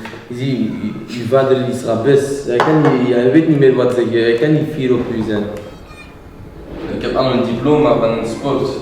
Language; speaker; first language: Dutch; non-native, local second language; French